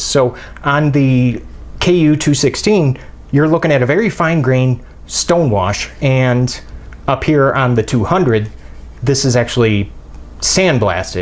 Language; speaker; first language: English; native; English